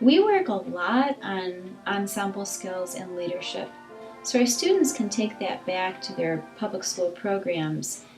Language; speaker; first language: English; native; English